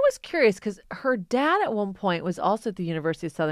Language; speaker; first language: English; native; English